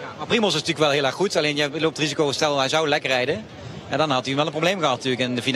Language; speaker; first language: Dutch; native; Dutch